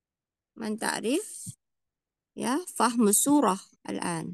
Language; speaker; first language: Arabic; non-native, fluent; Indonesian